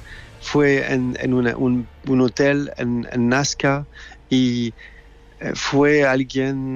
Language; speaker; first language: Spanish; non-native, learner; French